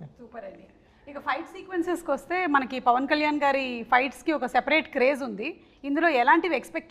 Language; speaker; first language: Telugu; native; Telugu